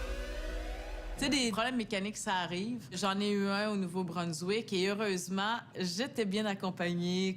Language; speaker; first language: French; native; French